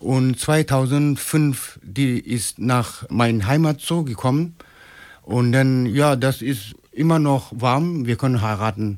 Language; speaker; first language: German; non-native, learner; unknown